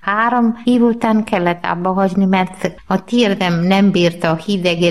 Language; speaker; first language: Hungarian; non-native, learner; Malayalam